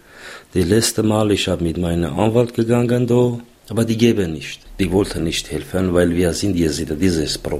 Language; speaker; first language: German; non-native, learner; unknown